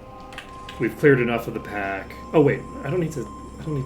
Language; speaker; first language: English; native; English